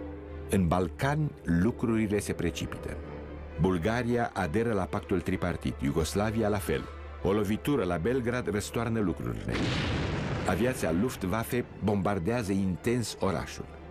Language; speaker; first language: Romanian; native; Romanian